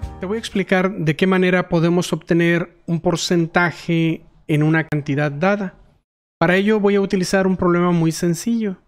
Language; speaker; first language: Spanish; native; Spanish